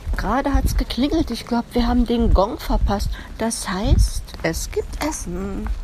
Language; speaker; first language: German; native; German